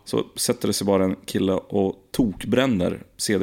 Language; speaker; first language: Swedish; native; Swedish